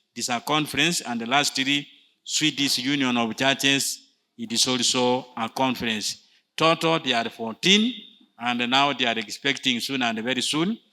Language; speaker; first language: English; non-native, local second language; Swahili